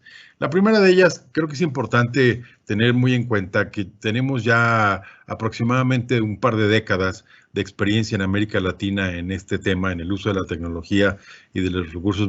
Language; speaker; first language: Spanish; native; Spanish